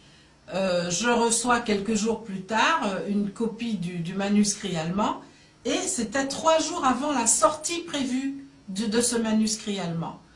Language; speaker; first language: French; native; French